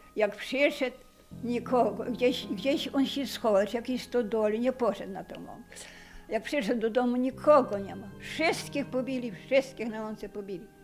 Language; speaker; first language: Polish; non-native, local second language; Ukrainian